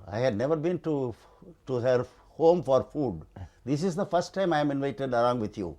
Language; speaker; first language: English; non-native, local second language; Tamil